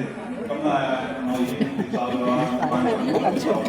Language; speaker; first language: Cantonese; native; Cantonese